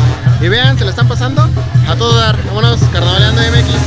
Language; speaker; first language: Spanish; native; Spanish